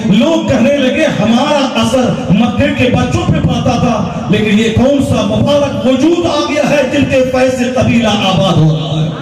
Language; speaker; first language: Urdu; native; Urdu